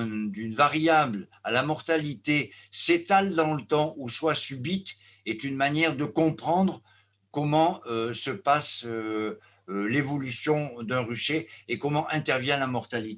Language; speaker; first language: French; native; French